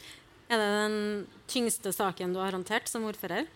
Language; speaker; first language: Norwegian; native; Norwegian